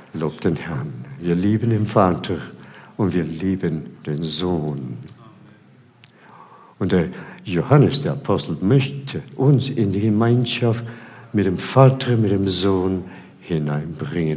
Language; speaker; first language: German; non-native, fluent; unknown